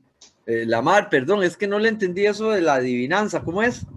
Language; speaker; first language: Spanish; native; Spanish